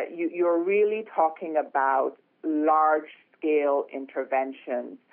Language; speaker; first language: English; non-native, local second language; Yoruba